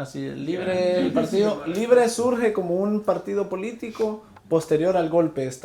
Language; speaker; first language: Spanish; native; Spanish